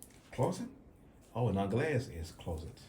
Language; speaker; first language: Spanish; non-native, learner; English